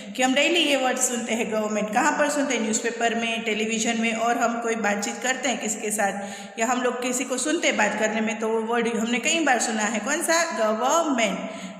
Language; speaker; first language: Hindi; native; Hindi